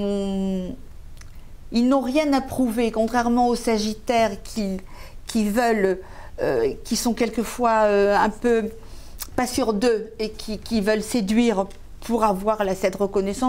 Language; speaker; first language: French; native; French